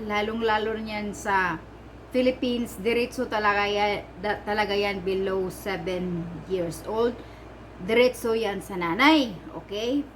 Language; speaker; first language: Filipino; non-native, local second language; Cebuano